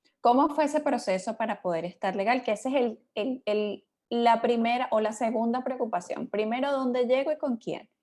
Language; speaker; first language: Spanish; native; Spanish